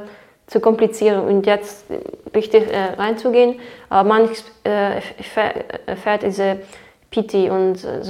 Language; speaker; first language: German; non-native, fluent; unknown